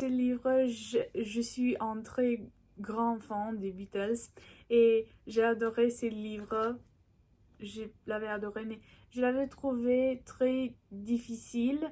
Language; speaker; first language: French; non-native, learner; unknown